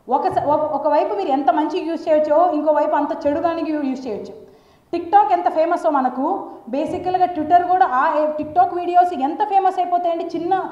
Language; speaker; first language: Telugu; native; Telugu